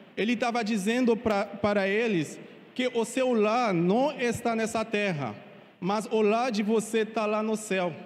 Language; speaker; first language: Portuguese; non-native, fluent; Haitian Creole